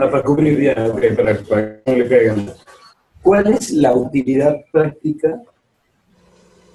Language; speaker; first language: Spanish; native; Spanish